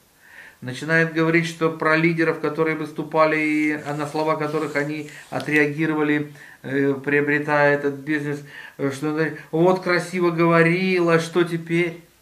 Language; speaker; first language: Russian; native; Russian